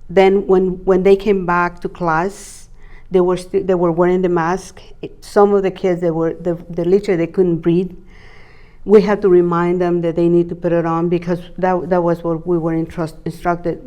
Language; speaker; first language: English; non-native, fluent; Spanish